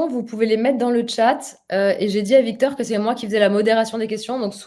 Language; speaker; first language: French; native; French